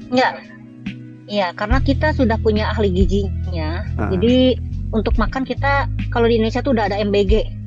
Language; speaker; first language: Indonesian; native; Indonesian